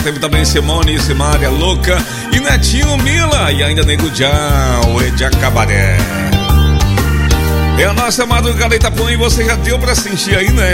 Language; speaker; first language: Portuguese; native; Portuguese